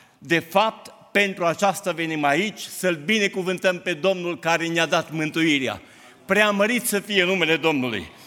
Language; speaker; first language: Romanian; non-native, local second language; Hungarian